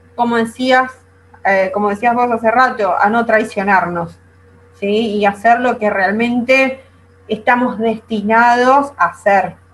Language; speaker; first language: Spanish; native; Spanish